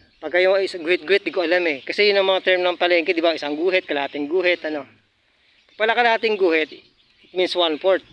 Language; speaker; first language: Filipino; native; Filipino